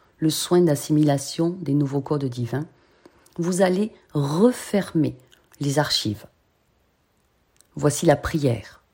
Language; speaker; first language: French; native; French